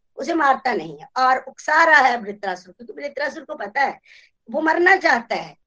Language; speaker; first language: Hindi; native; Hindi